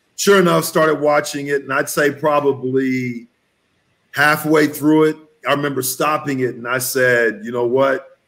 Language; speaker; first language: English; native; English